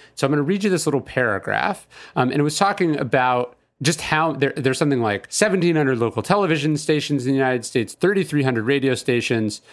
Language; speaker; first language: English; native; English